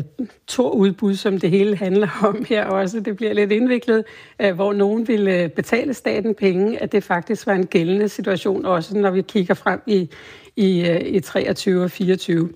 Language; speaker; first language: Danish; native; Danish